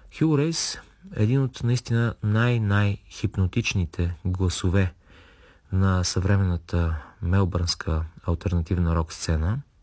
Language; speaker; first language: Bulgarian; native; Bulgarian